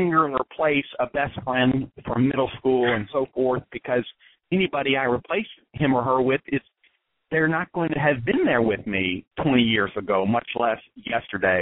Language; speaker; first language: English; native; English